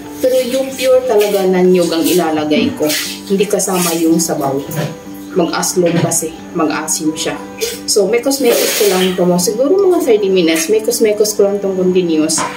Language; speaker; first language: Filipino; non-native, local second language; Cebuano